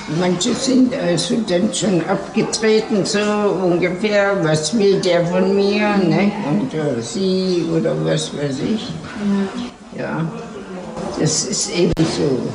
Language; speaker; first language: German; native; German